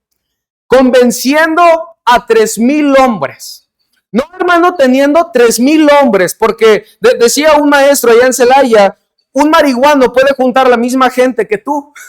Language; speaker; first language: Spanish; native; Spanish